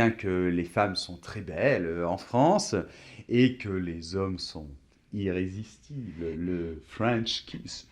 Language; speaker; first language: French; native; French